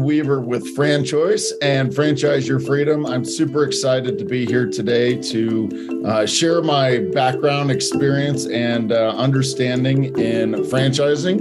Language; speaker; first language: English; native; English